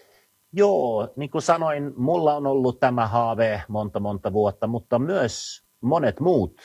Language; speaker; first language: Finnish; non-native, fluent; Swedish